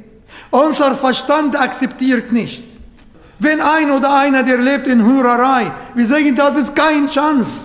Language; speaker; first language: German; non-native, fluent; Arabic